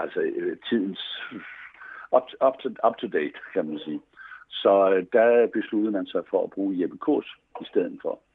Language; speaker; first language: Danish; native; Danish